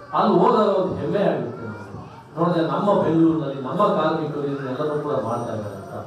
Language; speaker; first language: Kannada; native; Kannada